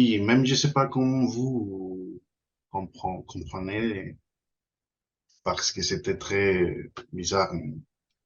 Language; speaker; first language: French; non-native, fluent; Spanish